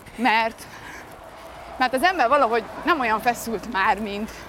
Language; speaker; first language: Hungarian; native; Hungarian